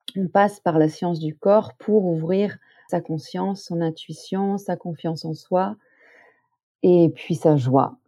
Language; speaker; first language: French; native; French